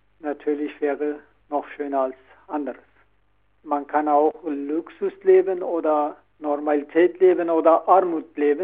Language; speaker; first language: German; non-native, learner; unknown